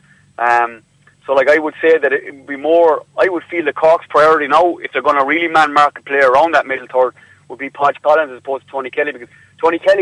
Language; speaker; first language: English; native; English